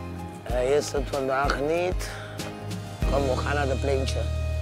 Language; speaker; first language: Dutch; non-native, fluent; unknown